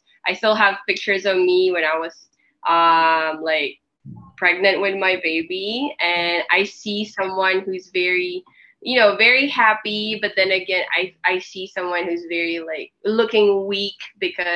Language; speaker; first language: English; non-native, local second language; Filipino